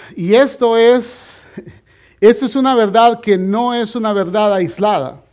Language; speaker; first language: Spanish; native; Spanish